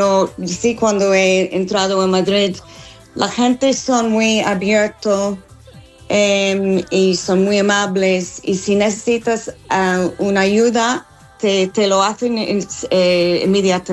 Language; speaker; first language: Spanish; non-native, learner; English